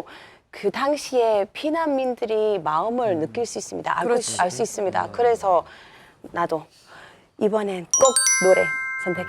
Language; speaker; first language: Korean; non-native, fluent; English